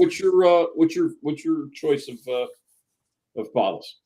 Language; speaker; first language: English; native; English